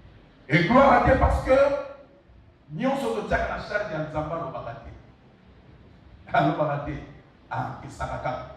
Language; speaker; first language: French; non-native, local second language; Lingala